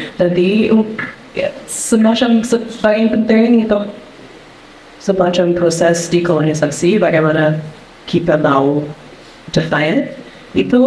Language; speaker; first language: Indonesian; non-native, fluent; English